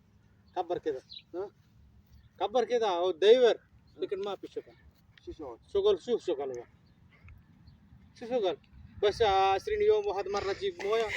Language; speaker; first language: Arabic; non-native, learner; Telugu